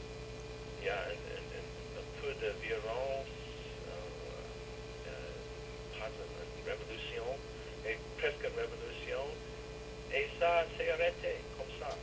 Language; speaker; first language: French; non-native, fluent; English